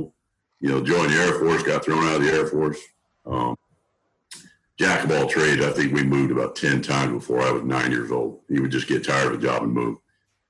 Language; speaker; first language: English; native; English